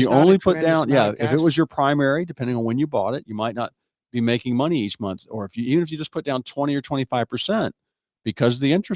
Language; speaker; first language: English; native; English